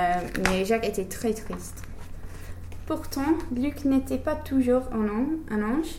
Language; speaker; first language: French; non-native, learner; English